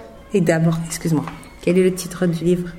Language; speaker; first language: French; native; French